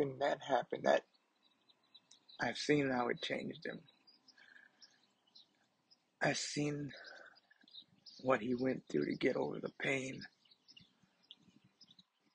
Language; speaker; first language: English; native; English